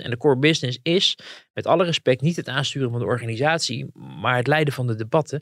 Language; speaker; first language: Dutch; native; Dutch